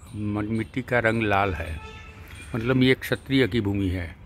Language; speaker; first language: Hindi; non-native, local second language; Gujarati